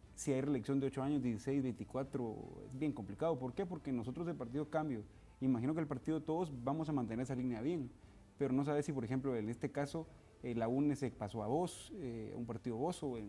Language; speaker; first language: Spanish; native; Spanish